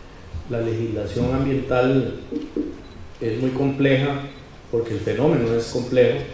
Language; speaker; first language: Spanish; native; Spanish